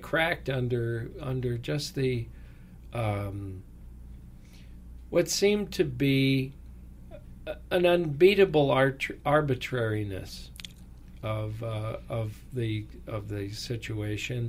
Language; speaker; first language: English; native; English